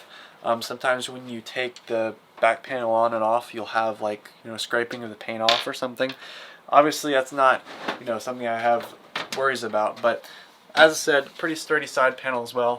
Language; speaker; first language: English; native; English